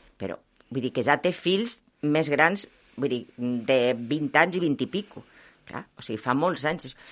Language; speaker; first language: Catalan; non-native, local second language; Spanish